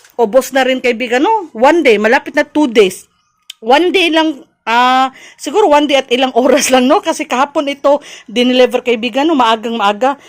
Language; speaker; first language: Filipino; non-native, local second language; Cebuano